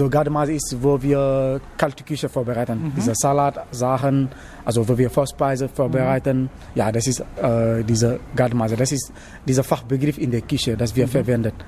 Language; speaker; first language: German; non-native, learner; Wolof